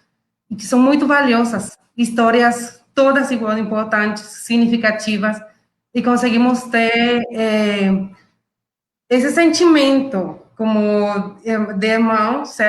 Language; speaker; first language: Portuguese; non-native, fluent; Spanish